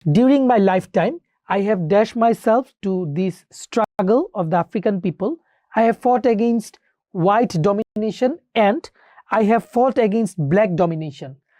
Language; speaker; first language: English; non-native, local second language; Bangla